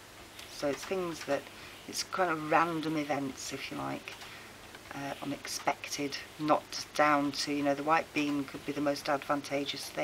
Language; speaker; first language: English; native; English